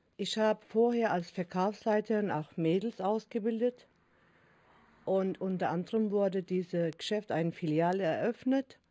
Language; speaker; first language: German; early bilingual, other home language; Turkish